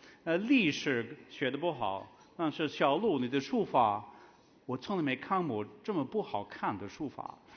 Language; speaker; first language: Chinese; non-native, fluent; English